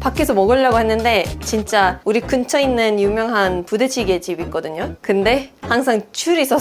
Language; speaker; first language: Korean; non-native, fluent; Swedish